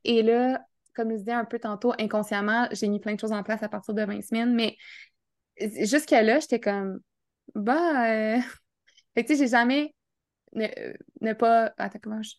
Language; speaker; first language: French; native; French